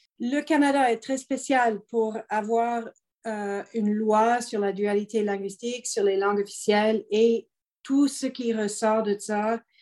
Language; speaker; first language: French; non-native, local second language; English